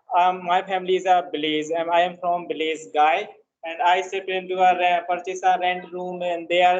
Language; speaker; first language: English; non-native, learner; Hindi